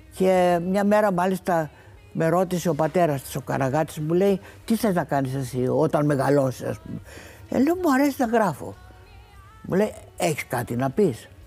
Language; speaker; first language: Greek; native; Greek